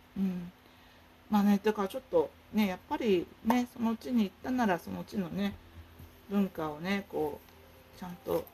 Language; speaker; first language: Japanese; native; Japanese